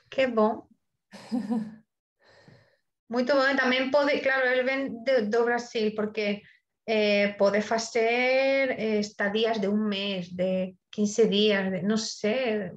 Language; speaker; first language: Portuguese; non-native, learner; Spanish